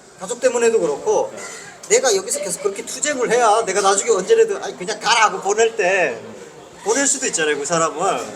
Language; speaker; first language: Korean; native; Korean